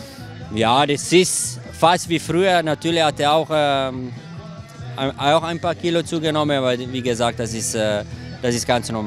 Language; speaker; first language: German; non-native, local second language; Italian